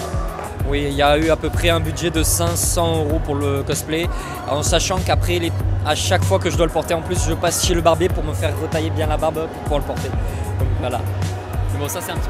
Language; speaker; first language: French; native; French